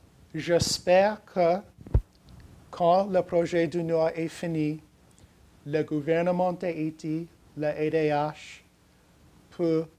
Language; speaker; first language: French; non-native, learner; English